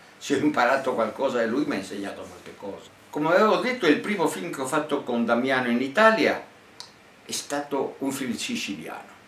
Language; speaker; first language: Italian; non-native, fluent; Spanish